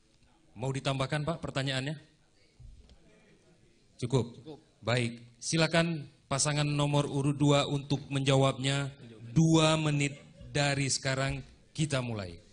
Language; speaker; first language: Indonesian; native; Indonesian